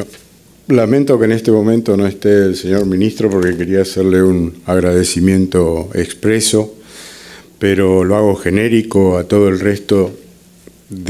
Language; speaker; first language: Spanish; native; Spanish